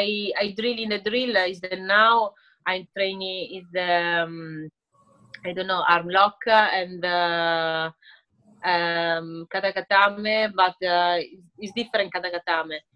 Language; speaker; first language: English; non-native, learner; Italian